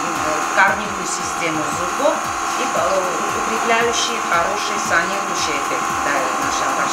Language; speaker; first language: Russian; non-native, local second language; Armenian